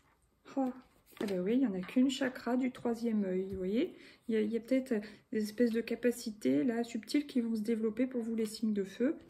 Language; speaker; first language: French; native; French